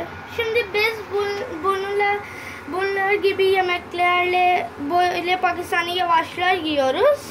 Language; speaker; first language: Turkish; non-native, learner; Urdu